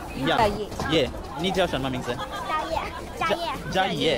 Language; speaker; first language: Chinese; non-native, learner; Tamil